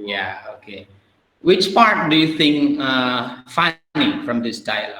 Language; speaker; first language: English; non-native, fluent; Indonesian